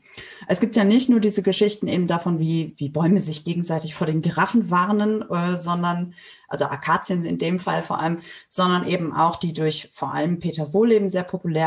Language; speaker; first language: German; native; German